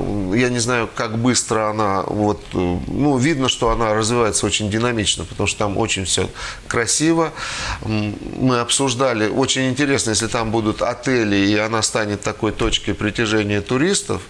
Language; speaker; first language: Russian; native; Russian